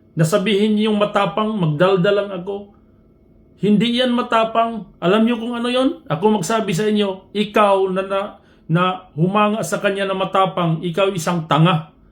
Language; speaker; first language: Filipino; non-native, local second language; Cebuano